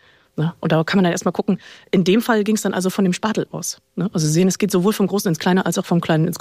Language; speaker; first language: German; native; German